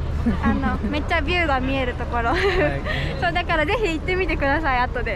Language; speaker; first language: Japanese; native; Japanese